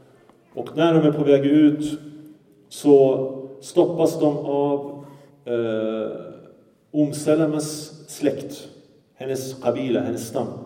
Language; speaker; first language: Swedish; early bilingual, other home language; Arabic